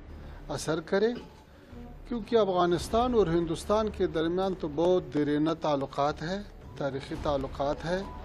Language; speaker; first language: Hindi; non-native, fluent; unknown